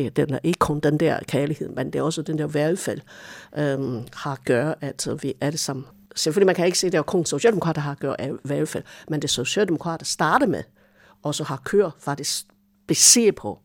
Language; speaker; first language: Danish; non-native, fluent; Chinese